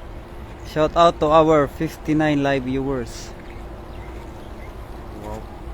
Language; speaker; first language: English; non-native, local second language; Filipino